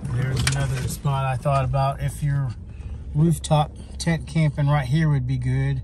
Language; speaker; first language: English; native; English